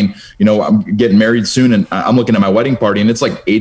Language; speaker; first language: English; early bilingual, other home language; Romanian